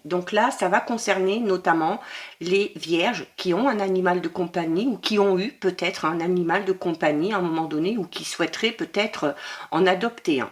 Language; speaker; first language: French; native; French